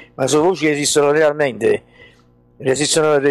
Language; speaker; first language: Italian; native; Italian